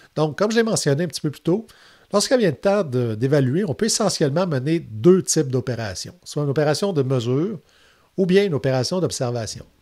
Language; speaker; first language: French; native; French